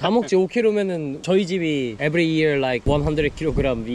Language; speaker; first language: Korean; native; Korean